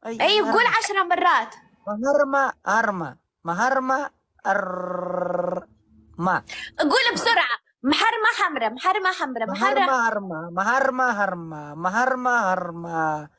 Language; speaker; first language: Arabic; non-native, learner; Pashto